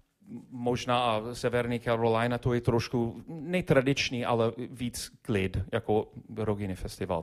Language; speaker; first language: Czech; non-native, learner; English